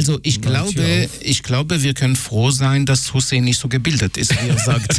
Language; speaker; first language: German; non-native, fluent; Hebrew